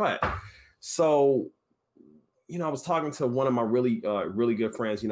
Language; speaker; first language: English; native; English